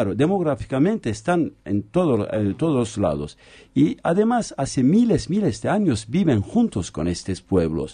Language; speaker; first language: Spanish; non-native, fluent; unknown